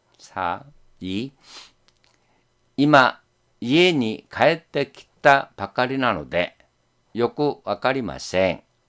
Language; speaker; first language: Japanese; non-native, fluent; Korean